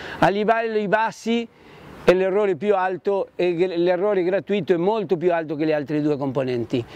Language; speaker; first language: Italian; non-native, fluent; Spanish